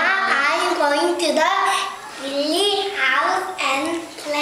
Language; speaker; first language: English; non-native, learner; Korean